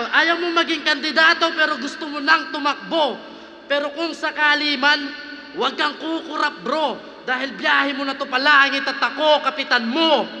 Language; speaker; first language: Filipino; non-native, local second language; Waray